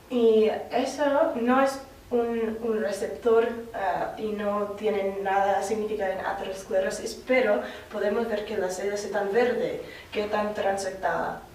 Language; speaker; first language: Spanish; non-native, learner; English